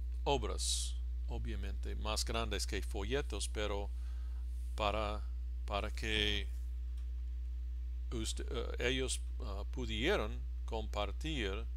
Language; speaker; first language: Spanish; non-native, fluent; English